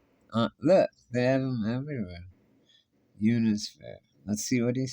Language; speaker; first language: English; native; English